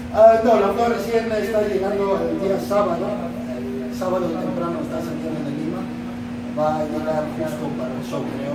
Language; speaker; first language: Spanish; non-native, fluent; Afrikaans